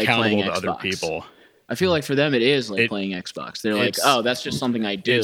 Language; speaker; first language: English; native; English